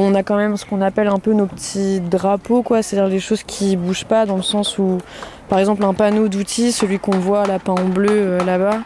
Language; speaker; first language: French; native; French